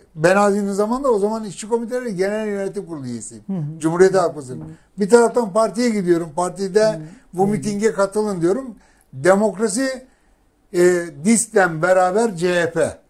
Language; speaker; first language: Turkish; native; Turkish